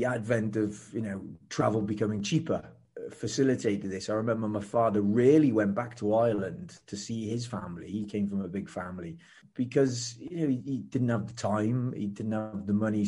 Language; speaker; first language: English; native; English